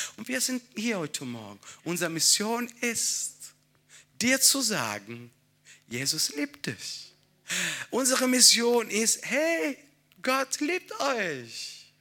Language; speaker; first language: German; non-native, fluent; Italian